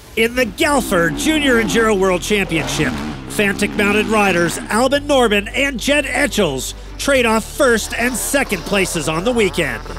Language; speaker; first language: English; non-native, fluent; Portuguese